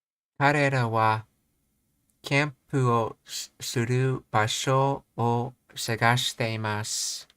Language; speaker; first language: Japanese; non-native, learner; English